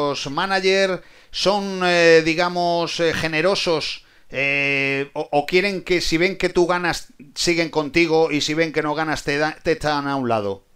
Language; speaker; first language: Spanish; native; Spanish